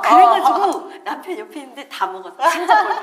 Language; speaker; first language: Korean; native; Korean